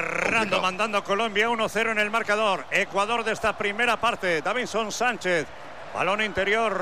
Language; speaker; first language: Spanish; native; Spanish